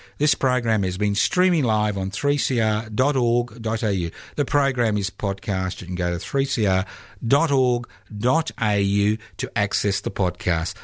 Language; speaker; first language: English; early bilingual, other home language; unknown